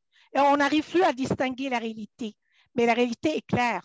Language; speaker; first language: French; non-native, fluent; Arabic